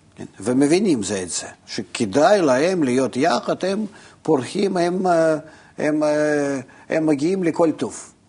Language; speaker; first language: Hebrew; non-native, fluent; Russian